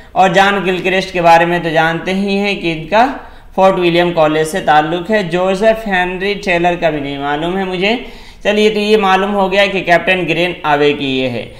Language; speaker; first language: Urdu; native; Urdu